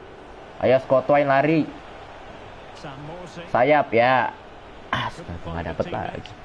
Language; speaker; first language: Indonesian; native; Indonesian